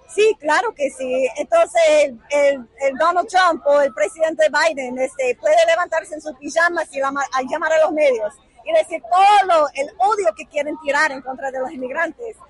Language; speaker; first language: Spanish; non-native, fluent; English